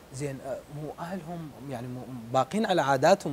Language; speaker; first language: Arabic; native; Arabic